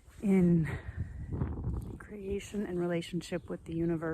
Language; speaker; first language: English; native; English